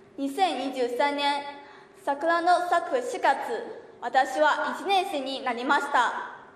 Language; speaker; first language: Japanese; non-native, learner; Chinese